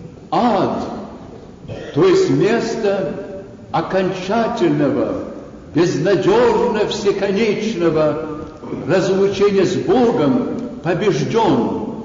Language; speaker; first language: Russian; native; Russian